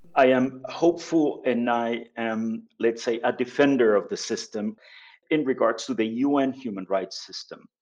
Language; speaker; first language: English; non-native, fluent; Spanish